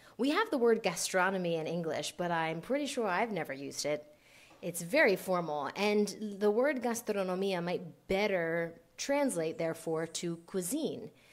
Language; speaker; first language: English; native; English